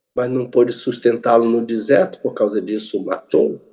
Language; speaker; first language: Portuguese; native; Portuguese